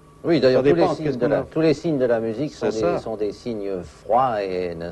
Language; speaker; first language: French; native; French